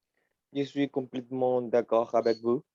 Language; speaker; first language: French; non-native, learner; Spanish